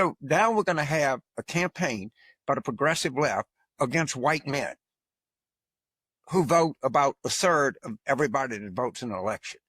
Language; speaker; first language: English; native; English